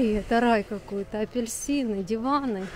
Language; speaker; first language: Russian; native; Russian